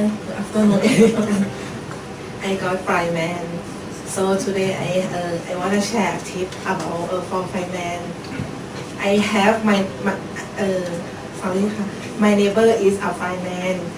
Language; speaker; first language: English; non-native, learner; Thai